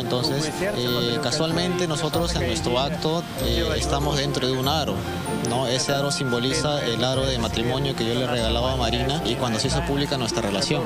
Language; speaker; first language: Spanish; non-native, fluent; Ukrainian